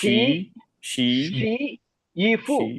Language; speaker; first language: Chinese; non-native, fluent; Tamil